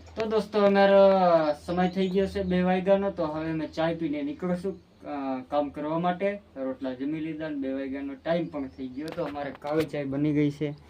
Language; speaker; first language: Gujarati; non-native, local second language; Bhili